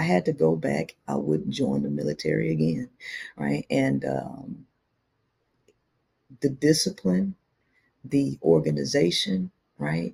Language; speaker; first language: English; native; English